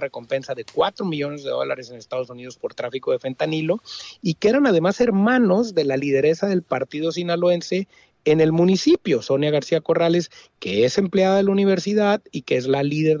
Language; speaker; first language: Spanish; native; Spanish